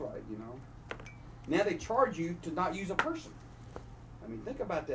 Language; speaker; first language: English; native; English